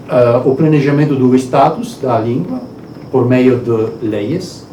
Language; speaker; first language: Portuguese; non-native, learner; Italian